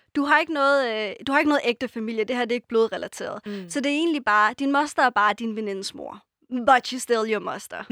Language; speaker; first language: Danish; early bilingual, other home language; Persian